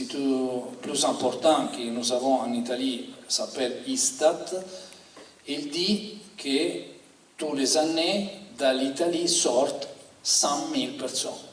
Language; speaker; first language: French; non-native, learner; Italian